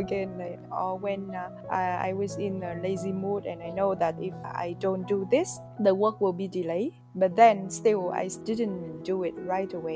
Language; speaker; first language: English; non-native, fluent; Vietnamese